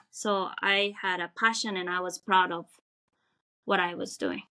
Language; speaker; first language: English; non-native, fluent; Japanese